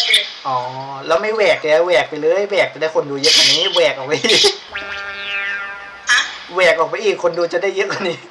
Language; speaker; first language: Thai; native; Thai